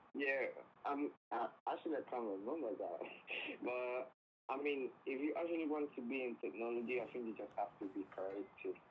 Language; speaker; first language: English; non-native, fluent; Spanish